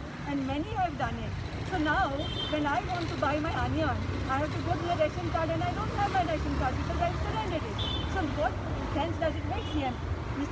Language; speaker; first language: English; non-native, local second language; Konkani